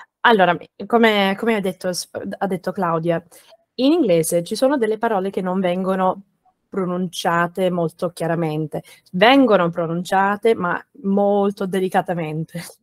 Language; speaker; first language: Italian; non-native, fluent; English